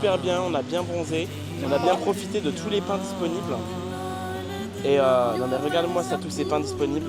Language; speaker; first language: French; native; French